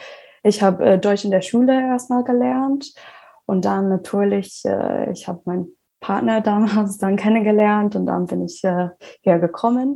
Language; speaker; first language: German; non-native, fluent; English